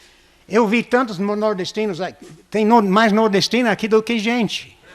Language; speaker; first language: Portuguese; non-native, fluent; English